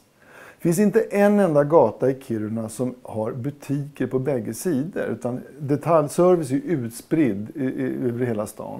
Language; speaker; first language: Swedish; native; Swedish